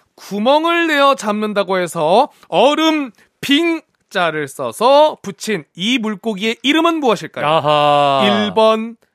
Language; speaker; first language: Korean; native; Korean